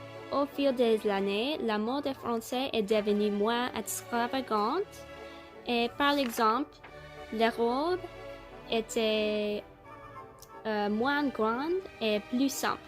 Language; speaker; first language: French; non-native, learner; English